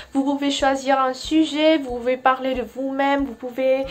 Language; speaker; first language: French; non-native, fluent; Vietnamese